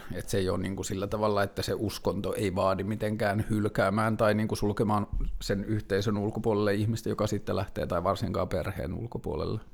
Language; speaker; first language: Finnish; native; Finnish